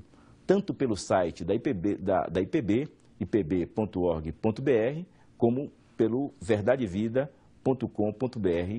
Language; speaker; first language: Portuguese; native; Portuguese